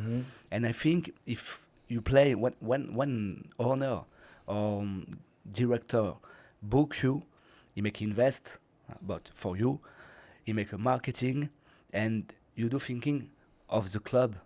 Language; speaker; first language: English; non-native, learner; French